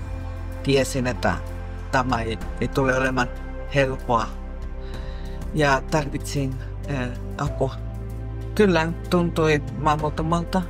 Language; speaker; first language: Finnish; non-native, fluent; Spanish